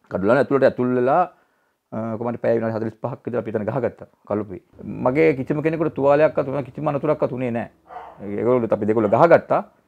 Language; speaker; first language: Sinhala; native; Sinhala